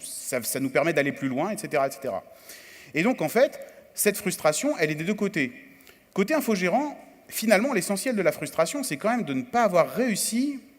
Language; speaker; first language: French; native; French